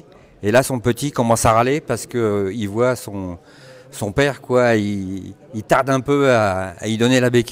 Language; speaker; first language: French; native; French